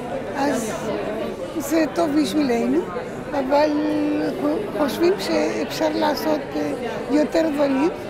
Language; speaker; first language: Hebrew; non-native, learner; Spanish